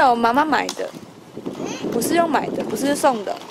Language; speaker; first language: Chinese; native; Chinese